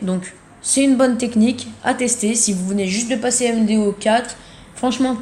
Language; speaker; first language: French; native; French